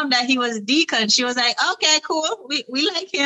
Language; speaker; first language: English; non-native, local second language; Jamaican Creole English